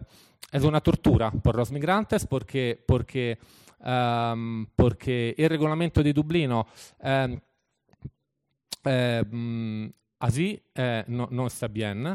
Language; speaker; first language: Spanish; non-native, fluent; Italian